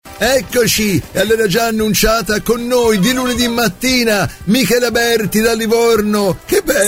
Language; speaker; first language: Italian; native; Italian